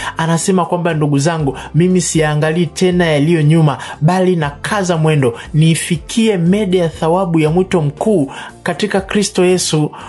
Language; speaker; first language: Swahili; native; Swahili